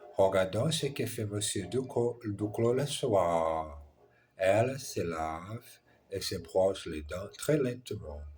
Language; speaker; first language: French; non-native, learner; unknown